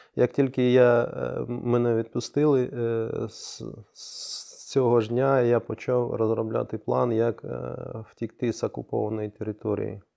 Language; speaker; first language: Ukrainian; non-native, local second language; Crimean Tatar